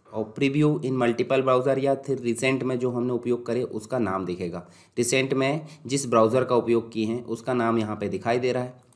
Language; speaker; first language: Hindi; native; Hindi